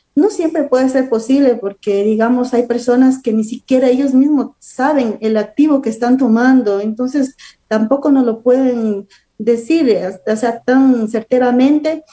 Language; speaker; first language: Spanish; native; Spanish